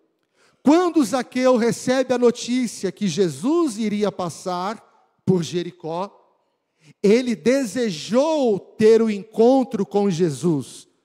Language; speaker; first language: Portuguese; native; Portuguese